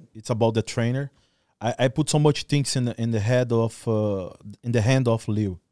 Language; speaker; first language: English; non-native, learner; Portuguese